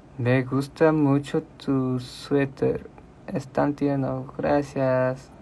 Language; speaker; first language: Spanish; non-native, learner; Korean